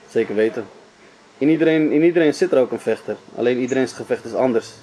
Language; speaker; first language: Dutch; early bilingual, other home language; Arabic